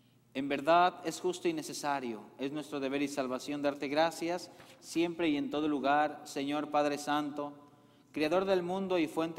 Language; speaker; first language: Spanish; native; Spanish